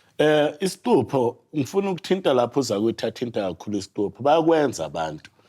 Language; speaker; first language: Zulu; native; Zulu